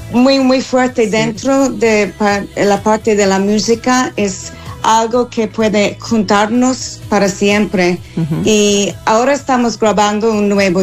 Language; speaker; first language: Spanish; non-native, fluent; English